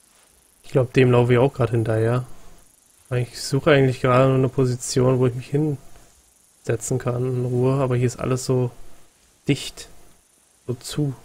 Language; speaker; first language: German; native; German